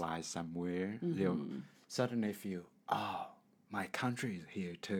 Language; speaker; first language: English; non-native, learner; Chinese